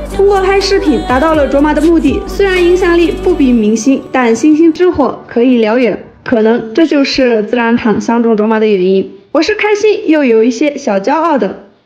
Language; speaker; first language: Chinese; non-native, local second language; Tibetan